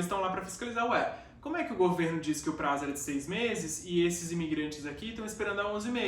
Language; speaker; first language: Portuguese; native; Portuguese